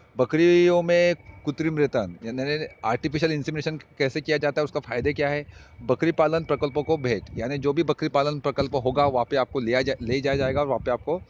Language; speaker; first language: Hindi; non-native, local second language; Marathi